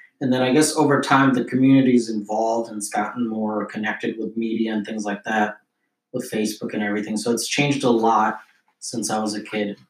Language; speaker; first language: English; early bilingual, other home language; Slovak